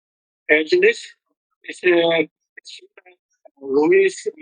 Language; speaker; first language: German; non-native, learner; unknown